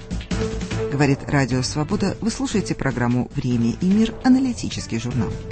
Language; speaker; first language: Russian; native; Russian